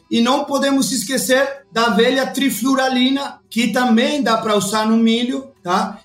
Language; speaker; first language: Portuguese; non-native, fluent; Spanish